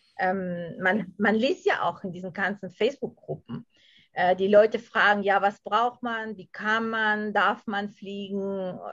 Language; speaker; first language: German; non-native, fluent; Spanish